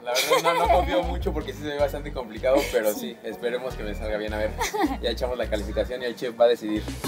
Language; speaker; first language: Spanish; native; Spanish